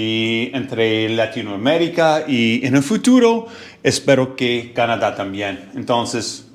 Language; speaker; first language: Spanish; non-native, learner; English